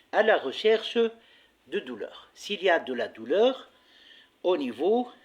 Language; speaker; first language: French; non-native, local second language; Arabic